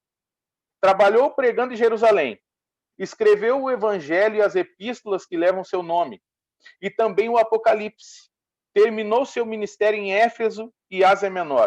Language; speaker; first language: Portuguese; native; Portuguese